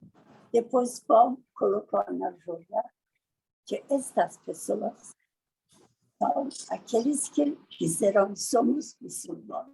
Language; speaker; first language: Portuguese; non-native, learner; Persian